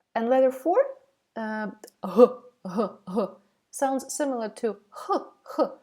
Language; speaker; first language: English; non-native, fluent; Ukrainian